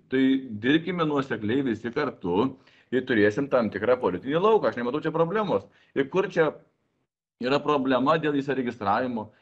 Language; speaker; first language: Lithuanian; native; Lithuanian